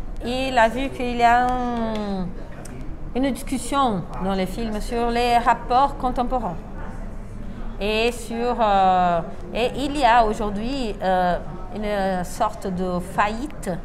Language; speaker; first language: French; non-native, fluent; Portuguese